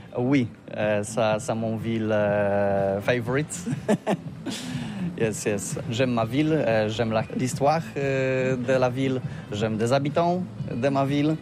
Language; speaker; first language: French; non-native, learner; Polish